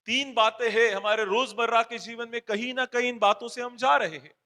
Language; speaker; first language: Hindi; non-native, local second language; Marathi